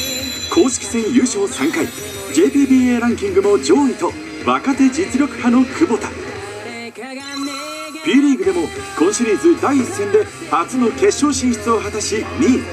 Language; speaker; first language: Japanese; native; Japanese